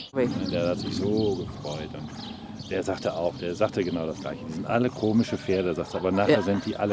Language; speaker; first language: German; native; German